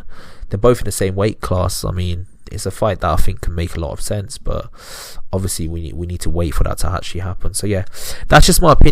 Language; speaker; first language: English; native; English